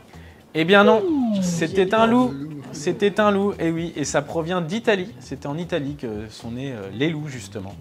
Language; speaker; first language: French; native; French